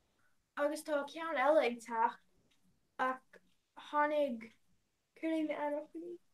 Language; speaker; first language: Irish; non-native, learner; English